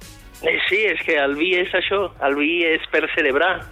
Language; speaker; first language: Catalan; non-native, fluent; French